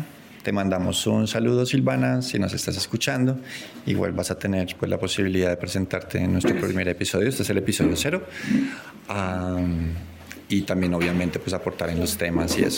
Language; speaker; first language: Spanish; native; Spanish